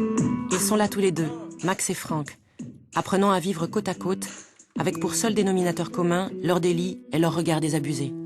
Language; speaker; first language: French; native; French